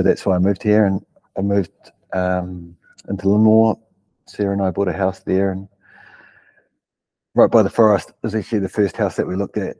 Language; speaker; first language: English; native; English